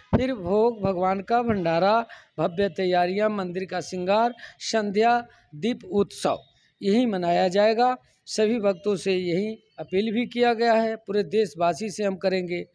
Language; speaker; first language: Hindi; native; Hindi